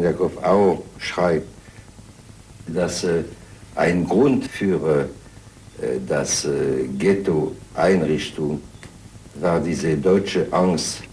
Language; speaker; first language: German; non-native, fluent; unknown